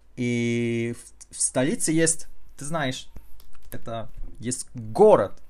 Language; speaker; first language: Russian; non-native, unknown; Spanish